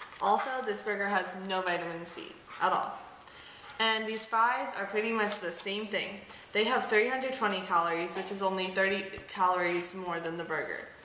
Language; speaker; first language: English; native; English